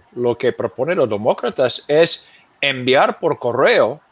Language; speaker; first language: Spanish; non-native, fluent; English